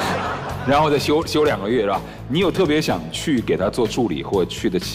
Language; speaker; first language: Chinese; native; Chinese